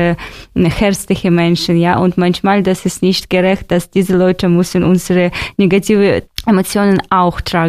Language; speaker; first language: German; non-native, fluent; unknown